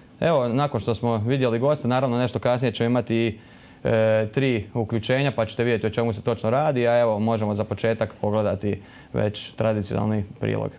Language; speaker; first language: Croatian; native; Croatian